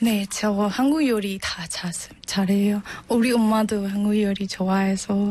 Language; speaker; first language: Korean; non-native, learner; Burmese